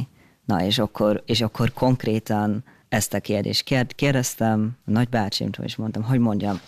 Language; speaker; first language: Hungarian; non-native, fluent; German